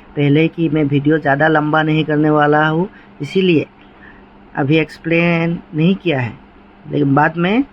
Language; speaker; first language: Hindi; non-native, local second language; Assamese